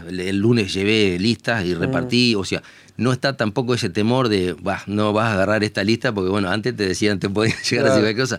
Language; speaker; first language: Spanish; native; Spanish